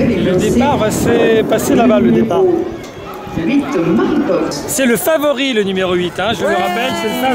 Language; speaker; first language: French; native; French